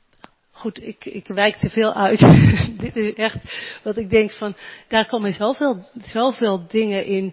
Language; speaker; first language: Dutch; native; Dutch